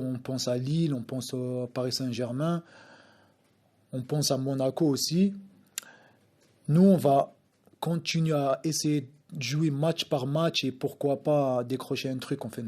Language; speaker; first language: French; non-native, local second language; Arabic